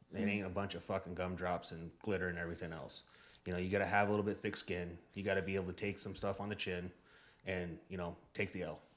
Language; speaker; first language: English; native; English